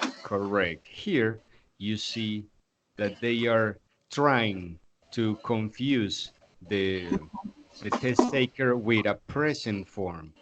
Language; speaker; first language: English; non-native, fluent; Spanish